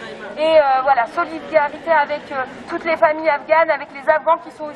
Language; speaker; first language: French; native; French